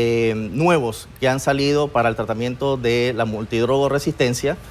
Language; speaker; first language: Spanish; native; Spanish